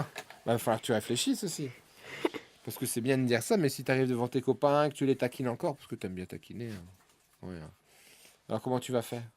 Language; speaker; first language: French; native; French